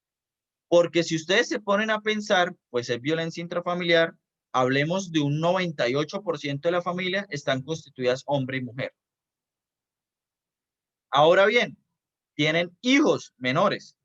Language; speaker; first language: Spanish; native; Spanish